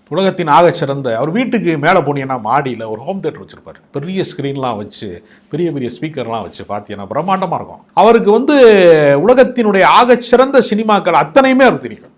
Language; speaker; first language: Tamil; native; Tamil